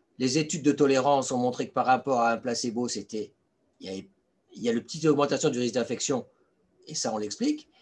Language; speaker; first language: French; native; French